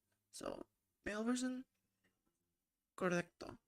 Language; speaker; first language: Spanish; non-native, learner; English